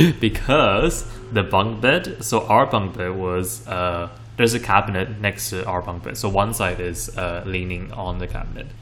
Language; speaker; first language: English; non-native, fluent; Chinese